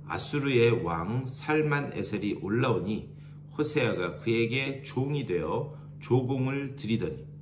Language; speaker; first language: Korean; native; Korean